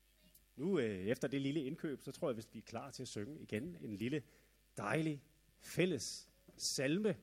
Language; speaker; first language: Danish; native; Danish